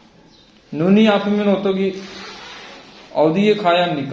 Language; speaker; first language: Korean; non-native, fluent; Punjabi